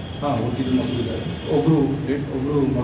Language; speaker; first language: Kannada; non-native, fluent; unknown